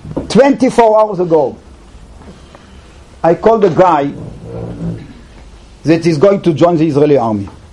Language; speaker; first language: English; non-native, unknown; Hebrew